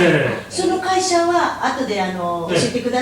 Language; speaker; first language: Japanese; non-native, learner; Filipino